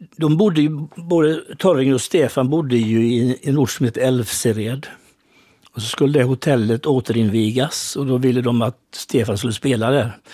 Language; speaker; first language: Swedish; native; Swedish